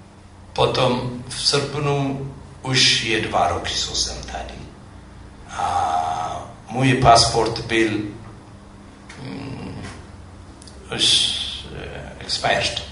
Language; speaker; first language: Czech; non-native, fluent; Amharic